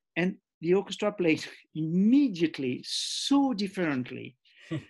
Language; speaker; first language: English; early bilingual, other home language; French